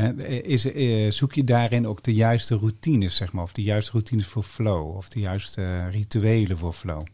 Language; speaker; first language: Dutch; native; Dutch